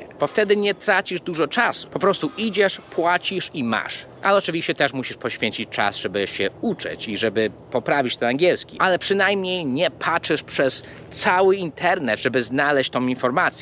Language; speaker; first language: Polish; early bilingual, heritage; English